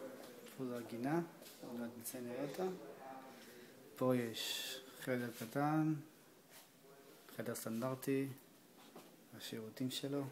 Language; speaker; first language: Hebrew; native; Hebrew